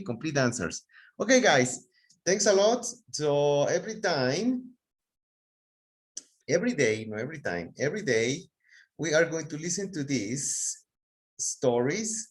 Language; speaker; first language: English; non-native, fluent; Spanish